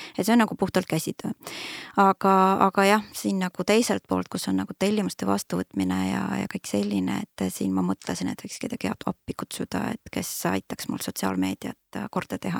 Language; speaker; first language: Estonian; non-native, local second language; Russian